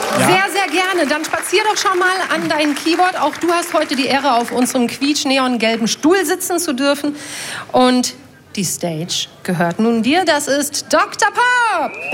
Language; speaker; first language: German; native; German